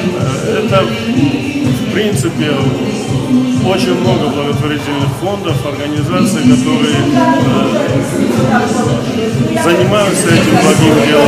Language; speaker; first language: Russian; native; Russian